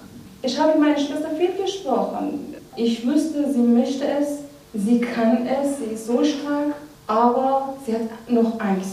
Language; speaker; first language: German; non-native, learner; Persian